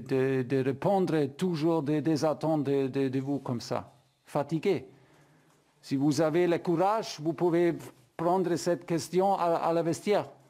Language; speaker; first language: French; non-native, fluent; German